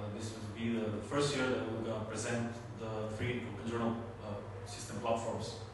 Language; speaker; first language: English; non-native, fluent; Macedonian